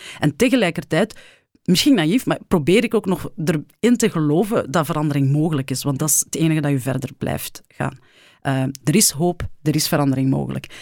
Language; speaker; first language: Dutch; early bilingual, other home language; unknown